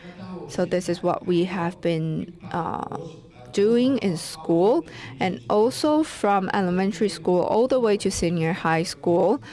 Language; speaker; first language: English; non-native, fluent; Chinese